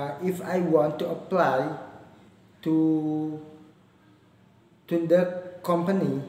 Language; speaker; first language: English; non-native, learner; Indonesian